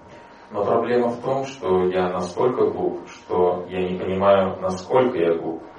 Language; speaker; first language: Russian; native; Russian